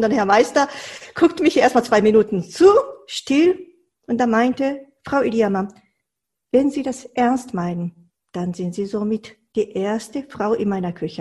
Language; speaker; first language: German; non-native, fluent; Japanese